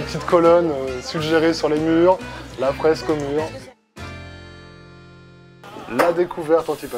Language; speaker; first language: French; native; French